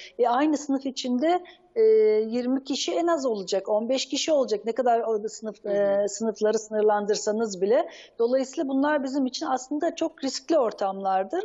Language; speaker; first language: Turkish; native; Turkish